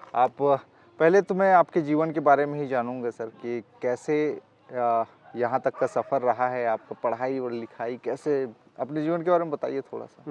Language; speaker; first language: Hindi; native; Hindi